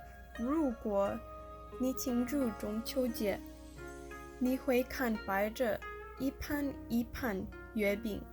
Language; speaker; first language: Chinese; non-native, learner; English